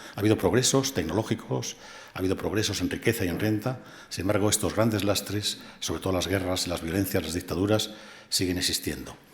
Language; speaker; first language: Spanish; native; Spanish